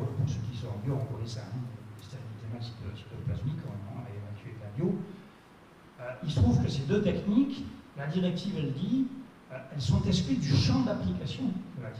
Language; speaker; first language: French; native; French